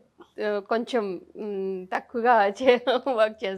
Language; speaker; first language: Telugu; non-native, local second language; Tamil